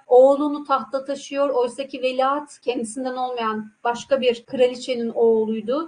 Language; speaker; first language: Turkish; native; Turkish